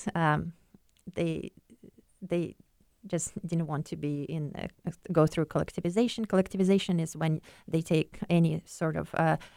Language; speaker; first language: English; non-native, fluent; Ukrainian